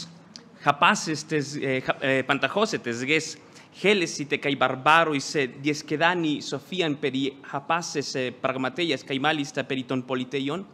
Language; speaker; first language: Greek; non-native, fluent; Spanish